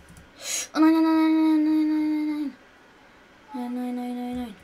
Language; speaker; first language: German; early bilingual, other home language; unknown